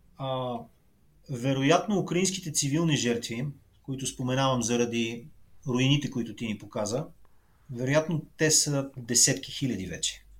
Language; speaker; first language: Bulgarian; native; Bulgarian